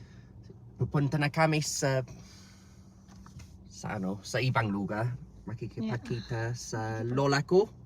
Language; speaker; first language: Filipino; non-native, learner; English